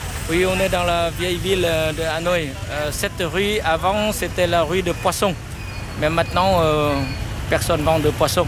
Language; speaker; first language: French; non-native, fluent; Vietnamese